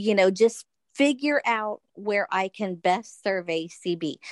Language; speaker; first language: English; native; English